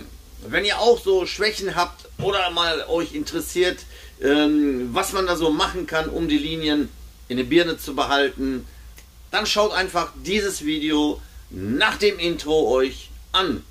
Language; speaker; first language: German; native; German